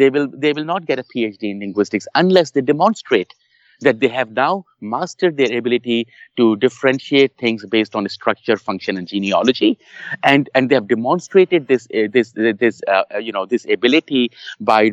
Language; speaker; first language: English; non-native, local second language; Urdu